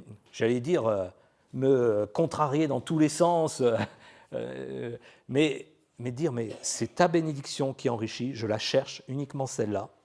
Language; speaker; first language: French; native; French